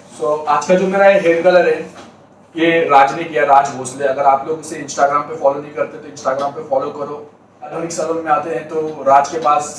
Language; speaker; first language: Hindi; non-native, local second language; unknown